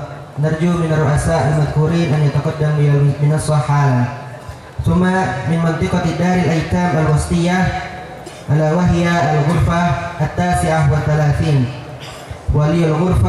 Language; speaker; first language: Arabic; non-native, fluent; Indonesian